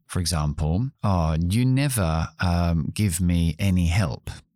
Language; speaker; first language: English; early bilingual, other home language; Spanish